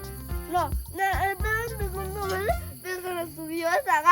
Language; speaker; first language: Spanish; native; Spanish